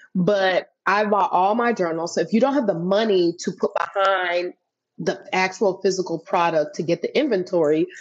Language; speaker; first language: English; native; English